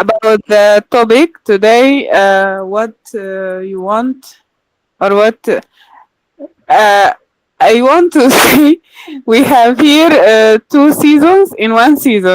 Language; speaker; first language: English; non-native, learner; Arabic